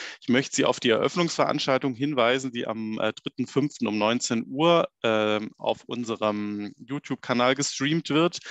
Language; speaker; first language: German; native; German